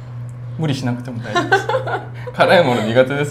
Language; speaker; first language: Japanese; non-native, fluent; Korean